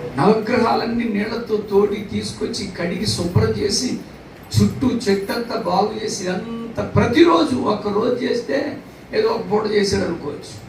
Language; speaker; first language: Telugu; non-native, local second language; Tamil